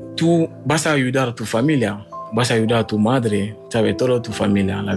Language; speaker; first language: Spanish; non-native, learner; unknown